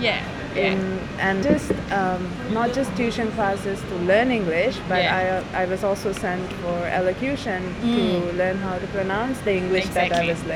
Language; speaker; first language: English; non-native, local second language; Sinhala